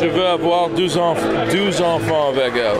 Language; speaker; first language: French; non-native, learner; English